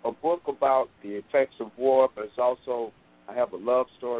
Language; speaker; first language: English; native; English